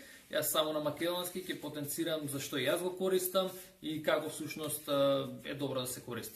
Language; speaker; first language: Macedonian; native; Macedonian